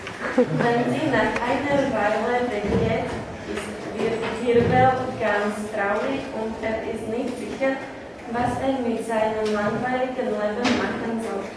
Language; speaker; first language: German; non-native, learner; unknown